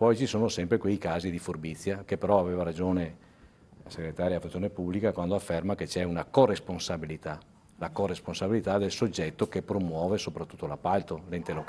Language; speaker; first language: Italian; native; Italian